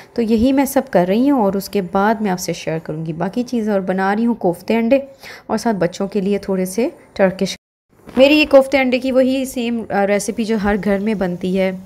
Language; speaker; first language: Urdu; native; Urdu